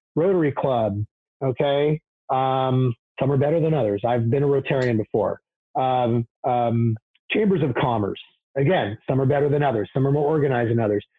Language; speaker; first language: English; native; English